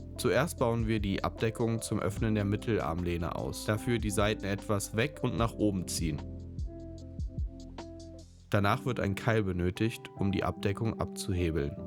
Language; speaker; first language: German; native; German